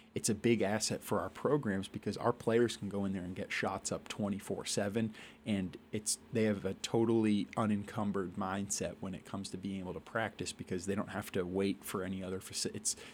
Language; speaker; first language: English; native; English